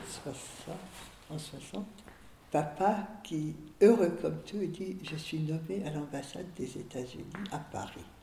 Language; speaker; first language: French; early bilingual, other home language; Hungarian